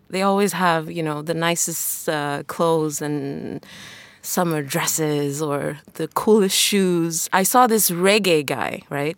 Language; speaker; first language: English; non-native, fluent; Wolof